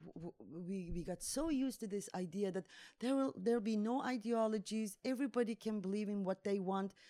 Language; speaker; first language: English; non-native, fluent; Turkish